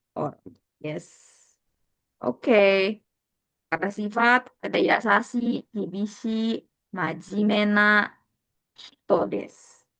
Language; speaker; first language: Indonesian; native; Indonesian